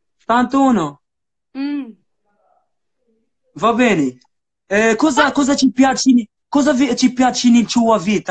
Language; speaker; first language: Italian; non-native, learner; Arabic